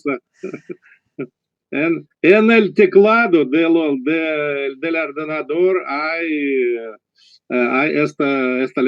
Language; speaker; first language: Spanish; non-native, learner; Russian